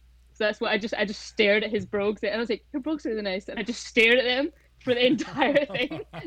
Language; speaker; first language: English; native; English